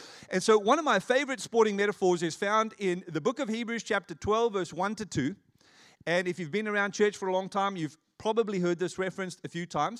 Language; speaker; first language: English; native; English